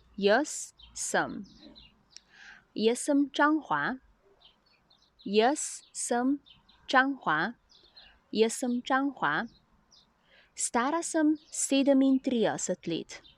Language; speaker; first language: Slovenian; non-native, learner; Chinese